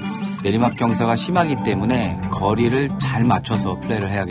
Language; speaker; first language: Korean; native; Korean